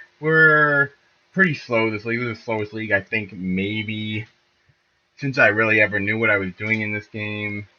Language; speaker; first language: English; native; English